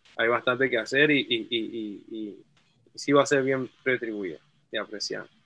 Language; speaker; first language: Spanish; native; Spanish